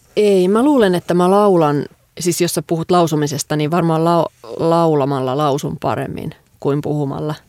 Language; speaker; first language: Finnish; native; Finnish